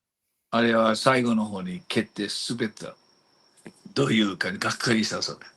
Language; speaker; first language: Japanese; non-native, learner; English